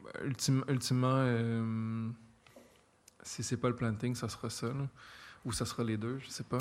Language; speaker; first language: French; native; French